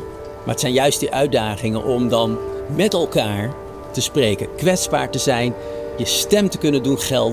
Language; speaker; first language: Dutch; native; Dutch